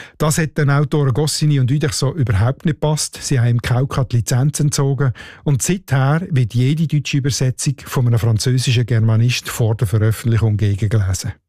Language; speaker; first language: German; native; German